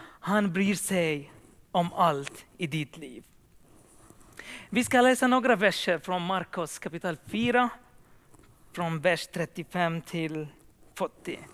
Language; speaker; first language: Swedish; non-native, fluent; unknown